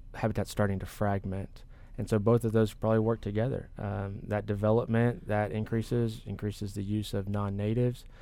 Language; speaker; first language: English; native; English